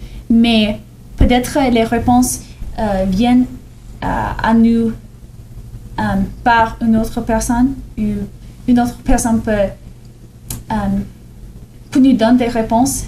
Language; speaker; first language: French; non-native, learner; English